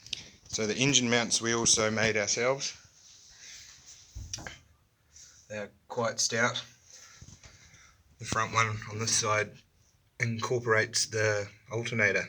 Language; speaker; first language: English; native; English